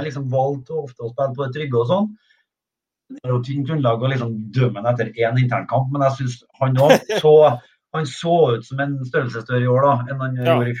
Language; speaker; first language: Norwegian; native; Norwegian